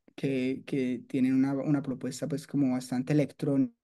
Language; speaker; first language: Spanish; native; Spanish